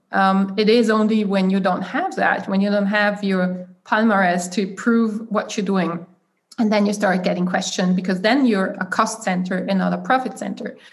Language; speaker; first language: English; non-native, fluent; German